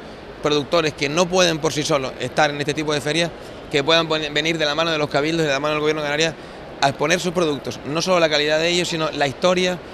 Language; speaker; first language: Spanish; native; Spanish